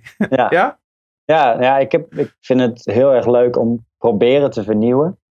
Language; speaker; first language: Dutch; native; Dutch